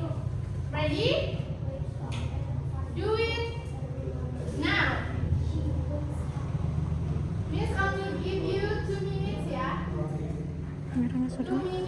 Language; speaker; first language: English; non-native, learner; Indonesian